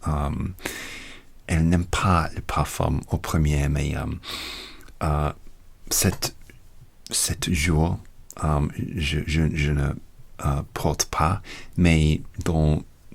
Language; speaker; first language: French; non-native, learner; English